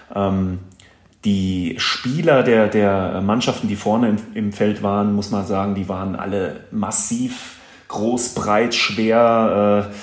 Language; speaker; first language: German; native; German